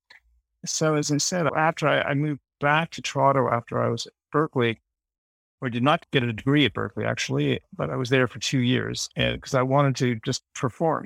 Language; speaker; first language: English; native; English